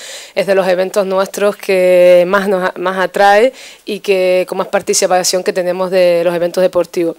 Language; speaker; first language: Spanish; native; Spanish